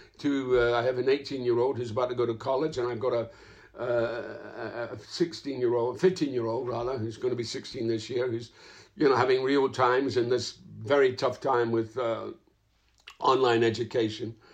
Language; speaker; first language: English; native; English